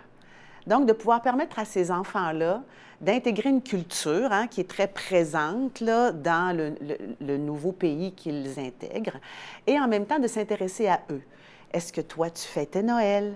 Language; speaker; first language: French; native; French